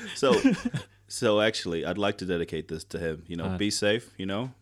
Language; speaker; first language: English; non-native, fluent; Tongan